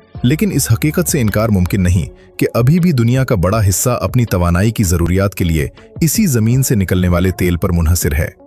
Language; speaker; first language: Urdu; native; Urdu